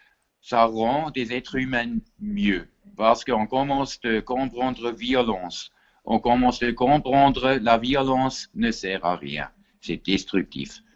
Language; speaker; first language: French; non-native, fluent; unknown